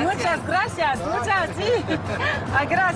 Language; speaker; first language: Spanish; non-native, learner; French